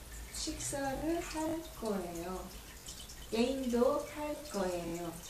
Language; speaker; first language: Korean; non-native, learner; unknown